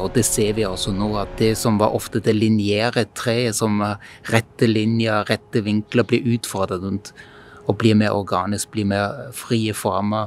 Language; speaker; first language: Norwegian; non-native, fluent; German